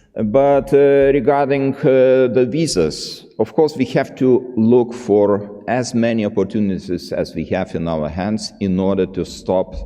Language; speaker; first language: English; non-native, fluent; Lithuanian